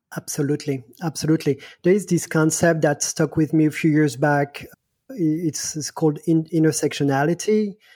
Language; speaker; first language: English; non-native, fluent; French